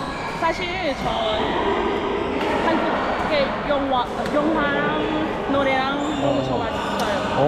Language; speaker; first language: Korean; non-native, learner; Thai